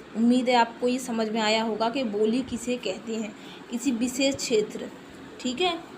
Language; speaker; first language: Hindi; native; Hindi